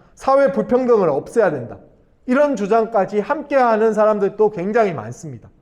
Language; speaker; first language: Korean; native; Korean